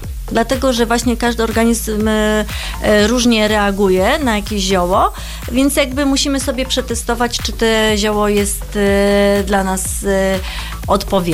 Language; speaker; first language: Polish; native; Polish